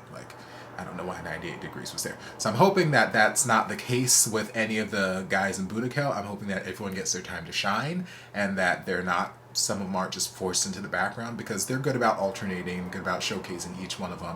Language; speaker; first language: English; native; English